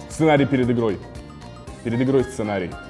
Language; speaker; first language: Russian; native; Russian